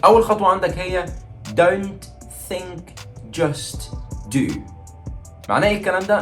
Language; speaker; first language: Arabic; native; Arabic